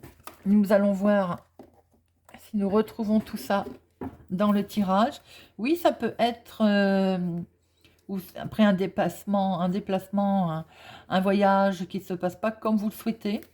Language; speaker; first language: French; native; French